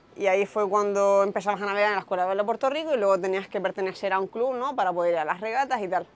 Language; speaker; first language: Spanish; native; Spanish